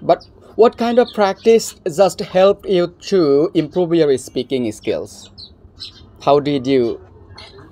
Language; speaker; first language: English; non-native, fluent; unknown